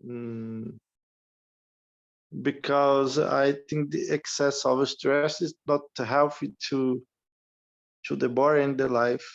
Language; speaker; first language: English; non-native, learner; Portuguese